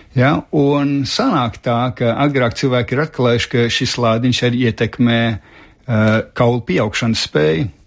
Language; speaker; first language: Latvian; early bilingual, heritage; Latvian